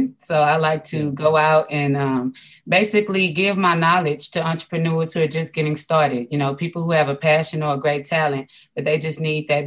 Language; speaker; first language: English; native; English